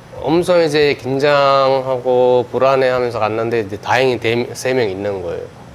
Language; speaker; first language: Korean; non-native, fluent; Sinhala